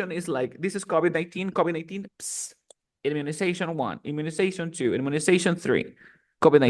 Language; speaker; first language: English; non-native, fluent; Spanish